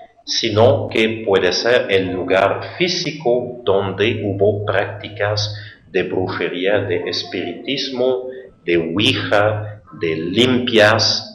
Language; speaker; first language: Spanish; non-native, fluent; French